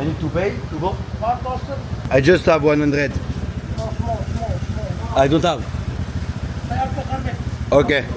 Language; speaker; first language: English; non-native, learner; French